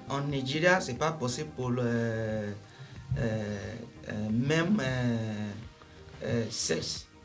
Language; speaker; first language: French; non-native, learner; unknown